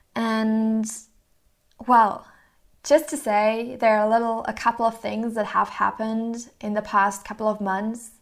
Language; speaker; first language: English; non-native, fluent; German